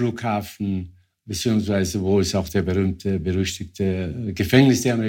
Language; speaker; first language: German; non-native, fluent; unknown